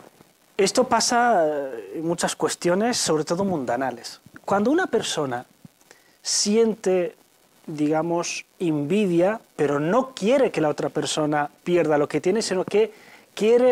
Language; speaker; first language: Spanish; native; Spanish